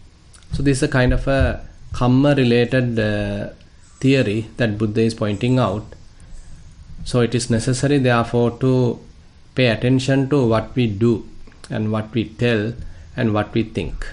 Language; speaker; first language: English; non-native, local second language; Sinhala